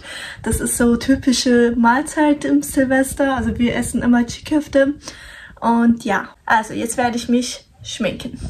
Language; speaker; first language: German; early bilingual, other home language; Turkish